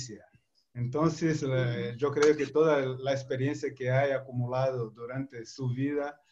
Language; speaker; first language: Spanish; non-native, fluent; Portuguese